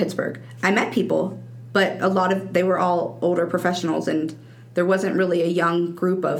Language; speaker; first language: English; native; English